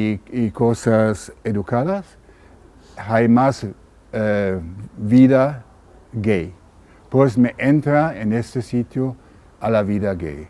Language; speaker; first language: Spanish; non-native, learner; German